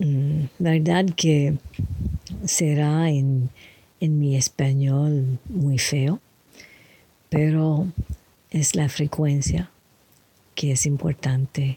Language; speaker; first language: Spanish; non-native, learner; English